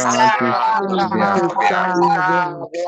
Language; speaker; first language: Arabic; non-native, learner; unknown